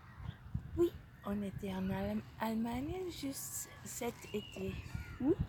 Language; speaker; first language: French; non-native, local second language; Swiss German